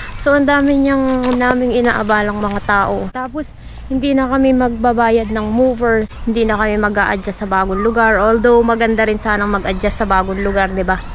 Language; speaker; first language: Filipino; native; Filipino